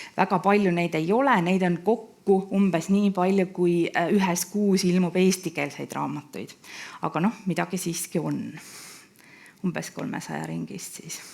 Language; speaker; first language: Estonian; native; Estonian